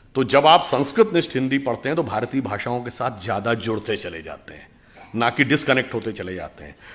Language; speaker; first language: Hindi; native; Hindi